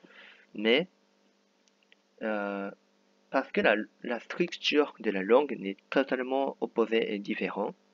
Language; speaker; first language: French; non-native, fluent; Japanese